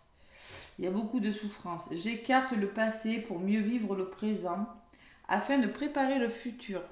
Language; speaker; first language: French; native; French